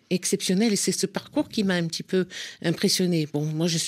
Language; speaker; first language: French; non-native, local second language; Arabic